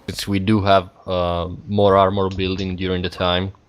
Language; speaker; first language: English; non-native, fluent; Italian